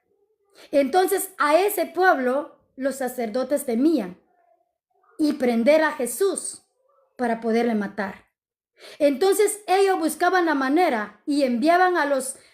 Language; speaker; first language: Spanish; native; Spanish